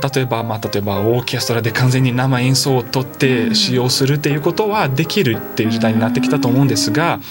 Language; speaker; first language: Japanese; non-native, fluent; Portuguese